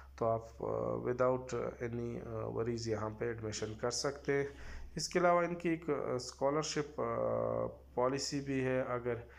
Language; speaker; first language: Urdu; non-native, local second language; Pashto